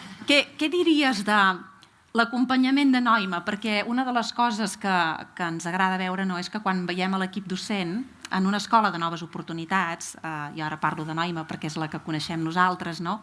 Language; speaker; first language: Catalan; native; Catalan